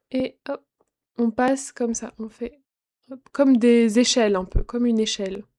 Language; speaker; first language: French; native; French